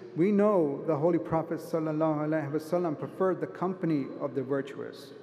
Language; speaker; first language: English; native; English